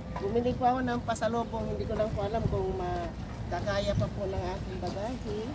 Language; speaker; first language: Filipino; non-native, local second language; Cebuano